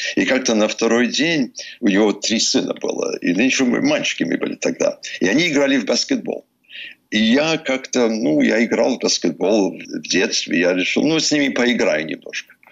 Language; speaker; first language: Russian; non-native, fluent; English